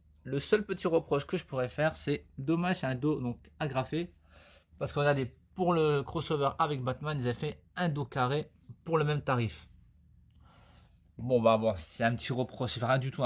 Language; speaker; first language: French; native; French